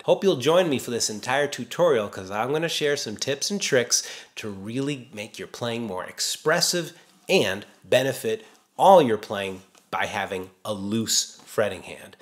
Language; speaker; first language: English; native; English